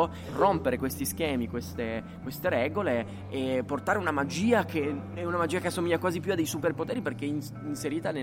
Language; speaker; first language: Italian; native; Italian